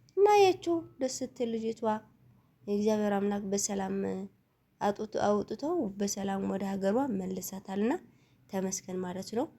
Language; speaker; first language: Amharic; non-native, local second language; Tigrinya